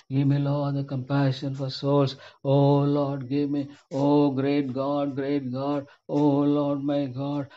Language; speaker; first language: English; non-native, local second language; Tamil